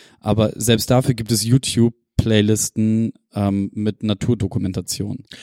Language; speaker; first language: German; native; German